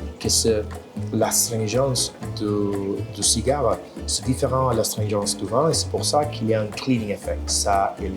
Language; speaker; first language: French; non-native, fluent; Spanish